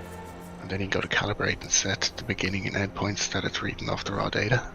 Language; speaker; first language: English; native; English